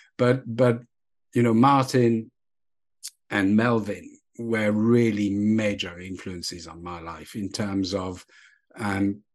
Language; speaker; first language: English; non-native, fluent; French